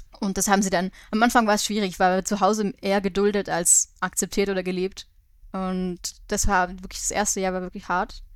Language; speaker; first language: German; native; German